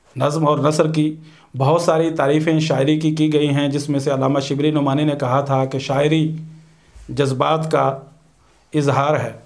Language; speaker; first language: Urdu; non-native, local second language; Punjabi